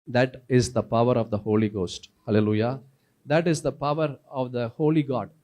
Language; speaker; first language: English; non-native, local second language; Tamil